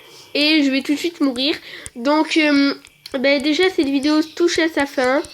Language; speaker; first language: French; native; French